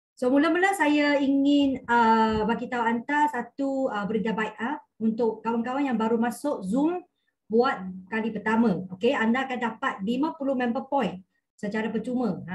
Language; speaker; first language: Malay; non-native, local second language; Cantonese